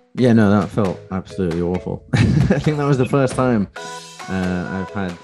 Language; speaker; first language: English; native; English